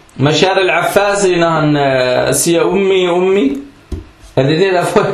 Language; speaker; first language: Danish; non-native, fluent; Arabic